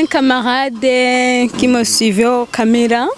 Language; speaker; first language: French; non-native, learner; Rundi